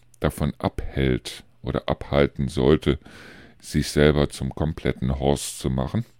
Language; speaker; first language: German; native; German